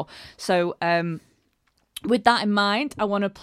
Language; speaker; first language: English; native; English